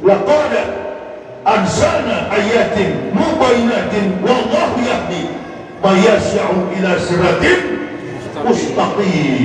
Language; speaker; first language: Indonesian; native; Indonesian